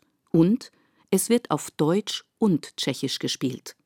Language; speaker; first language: German; native; German